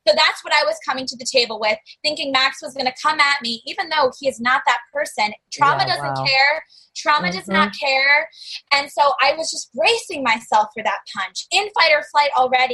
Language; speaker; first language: English; native; English